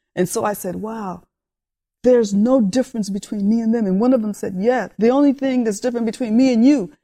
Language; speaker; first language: English; early bilingual, other home language; Spanish